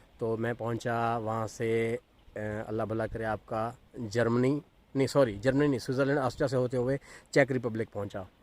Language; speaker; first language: Urdu; non-native, local second language; Saraiki